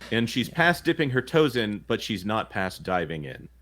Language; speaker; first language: English; native; English